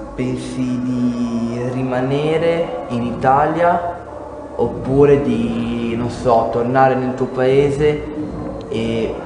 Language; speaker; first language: Italian; native; Italian